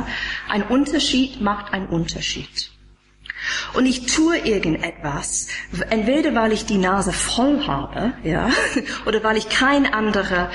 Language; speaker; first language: German; non-native, fluent; English